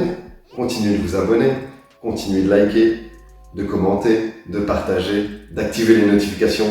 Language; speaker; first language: French; native; French